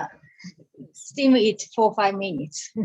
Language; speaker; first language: English; non-native, learner; Japanese